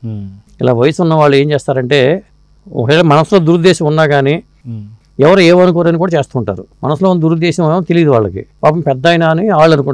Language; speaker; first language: Telugu; native; Telugu